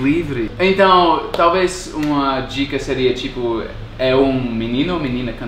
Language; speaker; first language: Portuguese; non-native, fluent; English